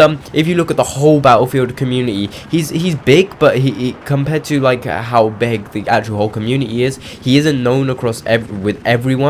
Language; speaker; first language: English; native; English